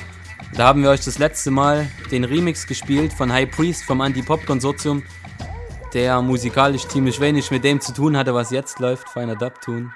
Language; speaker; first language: German; native; German